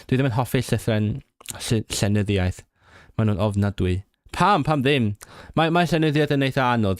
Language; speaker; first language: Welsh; non-native, learner; Cantonese